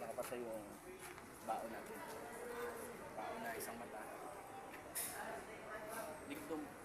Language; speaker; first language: Filipino; native; Filipino